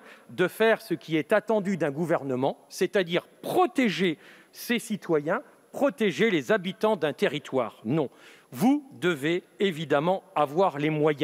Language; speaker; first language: French; native; French